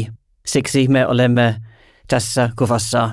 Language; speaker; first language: Finnish; non-native, learner; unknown